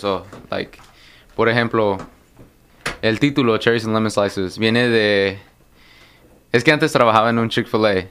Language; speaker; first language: Spanish; early bilingual, heritage; Spanish